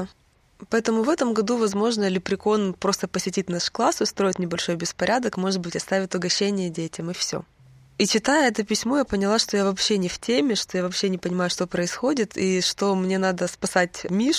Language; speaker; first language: Russian; native; Russian